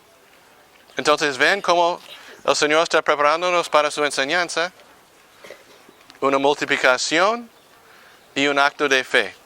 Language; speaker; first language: Spanish; non-native, fluent; English